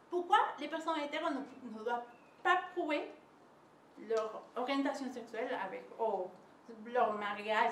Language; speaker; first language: French; non-native, learner; Spanish